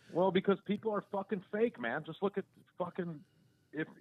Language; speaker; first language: English; native; English